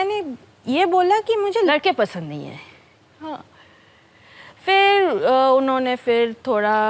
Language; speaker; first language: Hindi; non-native, local second language; Bangla